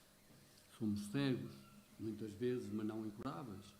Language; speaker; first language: Portuguese; native; Portuguese